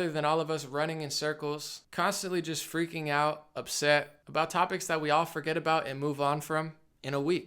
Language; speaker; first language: English; native; English